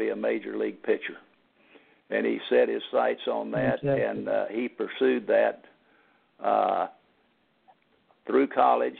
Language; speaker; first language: English; native; English